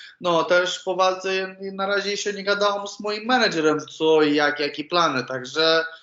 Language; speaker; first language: Polish; non-native, learner; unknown